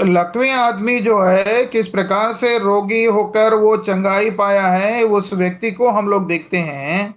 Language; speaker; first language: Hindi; non-native, local second language; Telugu